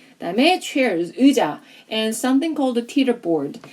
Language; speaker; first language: English; non-native, fluent; Korean